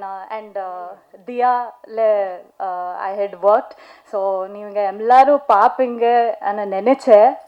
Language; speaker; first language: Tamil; non-native, learner; Kannada